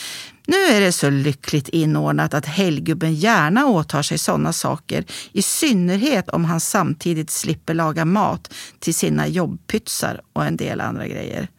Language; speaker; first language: Swedish; native; Swedish